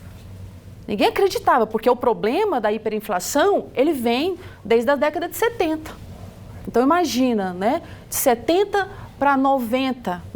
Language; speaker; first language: Portuguese; native; Portuguese